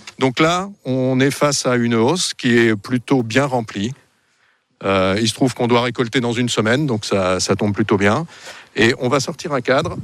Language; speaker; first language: French; native; French